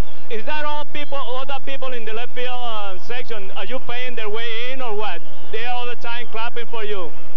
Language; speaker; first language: English; non-native, fluent; Spanish